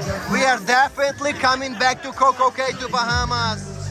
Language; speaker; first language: English; non-native, fluent; Ukrainian